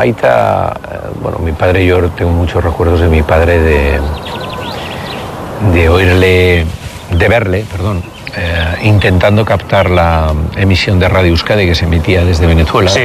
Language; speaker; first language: Spanish; native; Spanish